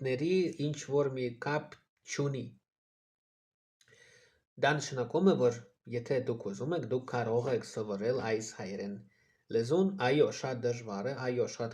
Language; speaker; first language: Armenian; non-native, fluent; Russian